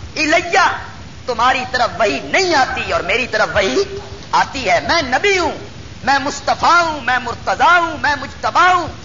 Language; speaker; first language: Urdu; non-native, local second language; Punjabi